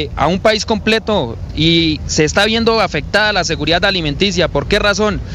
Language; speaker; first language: Spanish; native; Spanish